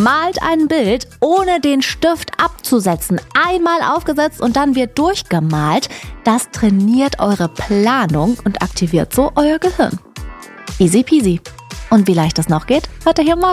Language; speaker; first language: German; native; German